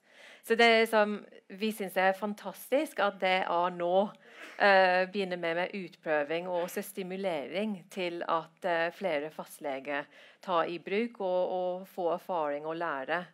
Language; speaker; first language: Norwegian; non-native, fluent; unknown